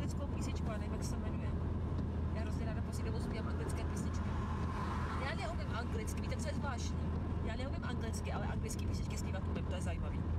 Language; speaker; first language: Czech; native; Czech